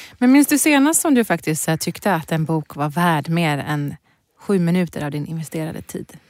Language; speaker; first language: Swedish; early bilingual, other home language; Persian